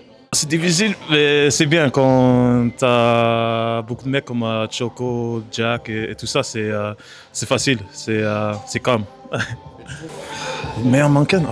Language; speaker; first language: French; non-native, learner; English